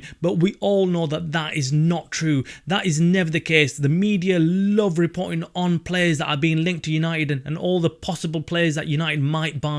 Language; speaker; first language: English; native; English